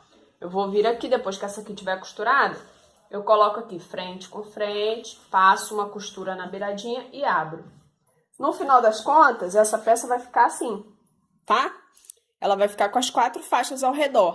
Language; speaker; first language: Portuguese; native; Portuguese